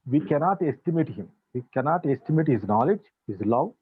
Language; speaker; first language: English; non-native, local second language; Telugu